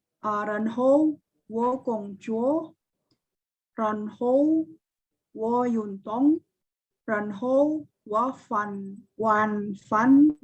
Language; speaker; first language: Chinese; non-native, learner; Indonesian